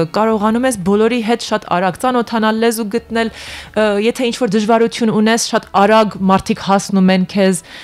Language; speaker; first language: Armenian; early bilingual, heritage; Armenian